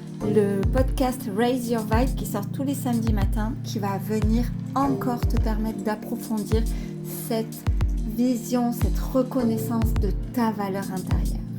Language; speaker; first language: French; native; French